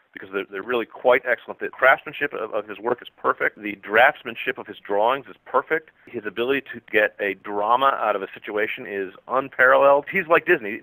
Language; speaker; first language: English; native; English